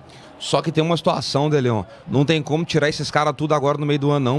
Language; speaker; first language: Portuguese; native; Portuguese